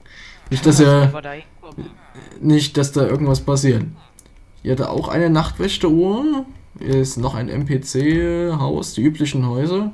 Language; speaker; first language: German; native; German